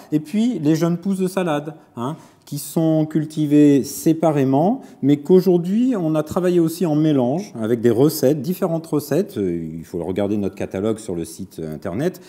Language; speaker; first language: French; native; French